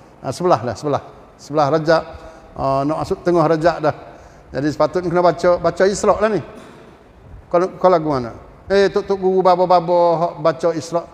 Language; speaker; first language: Malay; native; Malay